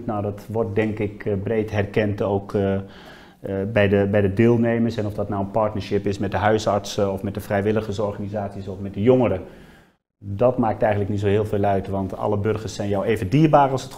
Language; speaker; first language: Dutch; native; Dutch